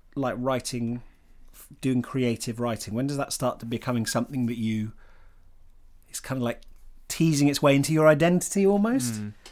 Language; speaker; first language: English; native; English